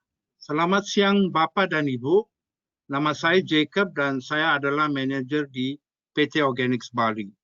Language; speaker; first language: Indonesian; non-native, fluent; English